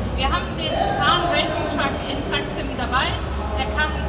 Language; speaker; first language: German; native; German